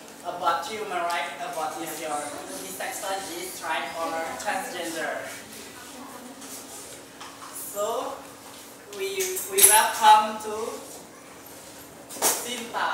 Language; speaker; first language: English; non-native, learner; Indonesian